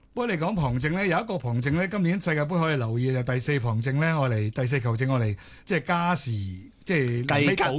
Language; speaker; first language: Cantonese; native; Cantonese